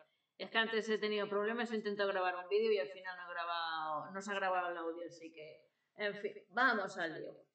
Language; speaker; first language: Spanish; native; Spanish